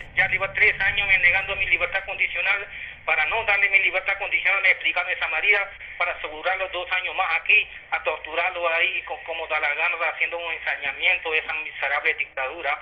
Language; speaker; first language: Spanish; non-native, fluent; Punjabi